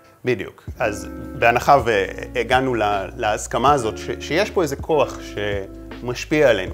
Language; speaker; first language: Hebrew; native; Hebrew